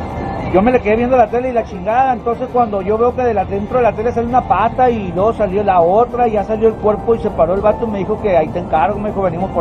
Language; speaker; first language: Spanish; native; Spanish